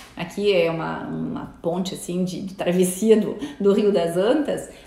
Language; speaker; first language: Portuguese; non-native, fluent; French